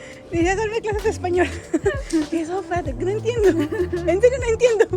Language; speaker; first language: Spanish; native; Spanish